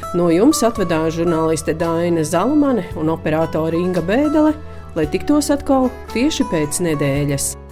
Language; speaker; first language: Latvian; native; Latvian